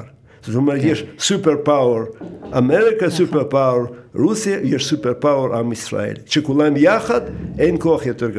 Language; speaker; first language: Hebrew; non-native, fluent; Russian